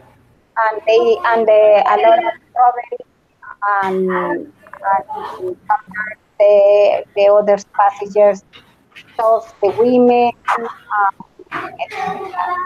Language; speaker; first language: English; non-native, learner; Spanish